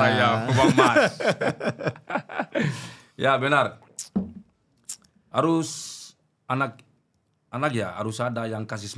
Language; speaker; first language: Indonesian; non-native, learner; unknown